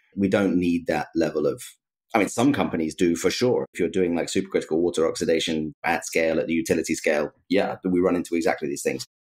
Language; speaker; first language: English; native; English